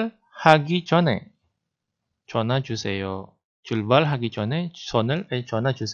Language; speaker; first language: Korean; non-native, fluent; Indonesian